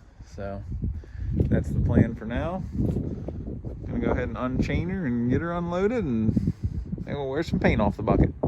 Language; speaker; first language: English; native; English